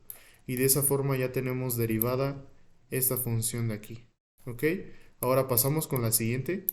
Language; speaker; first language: Spanish; native; Spanish